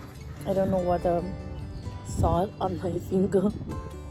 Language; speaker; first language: English; non-native, learner; Thai